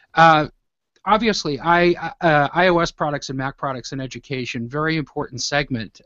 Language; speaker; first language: English; native; English